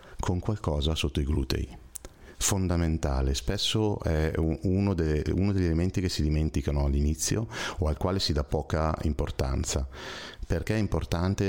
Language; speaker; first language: Italian; native; Italian